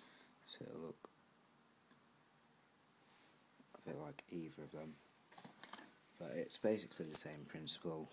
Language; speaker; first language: English; native; English